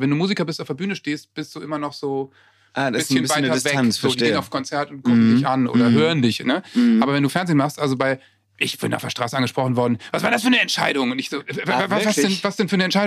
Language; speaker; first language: German; native; German